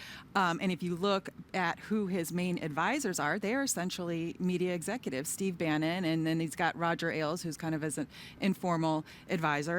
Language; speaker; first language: English; native; English